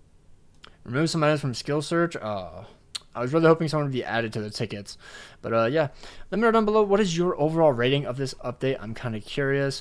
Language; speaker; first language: English; native; English